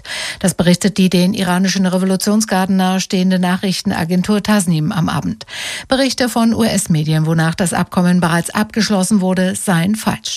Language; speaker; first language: German; native; German